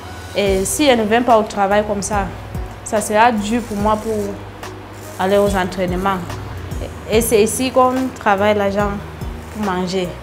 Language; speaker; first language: French; non-native, local second language; English